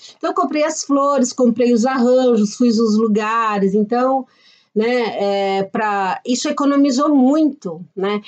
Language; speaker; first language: Portuguese; native; Portuguese